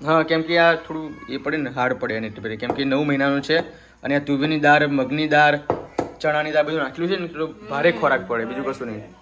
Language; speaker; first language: Gujarati; native; Gujarati